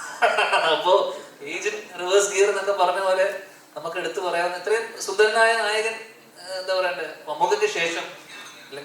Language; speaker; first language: Malayalam; native; Malayalam